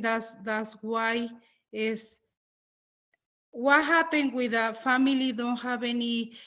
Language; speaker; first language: English; non-native, learner; Spanish